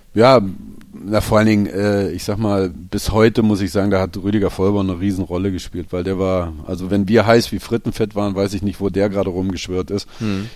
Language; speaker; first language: German; native; German